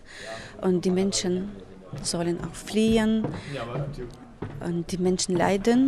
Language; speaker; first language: German; non-native, fluent; Ukrainian